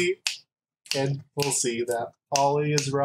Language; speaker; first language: English; native; English